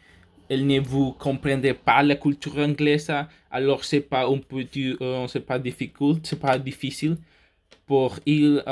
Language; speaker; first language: French; non-native, learner; Spanish